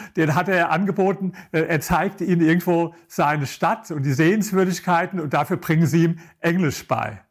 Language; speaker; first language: German; native; German